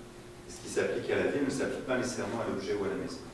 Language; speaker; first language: French; native; French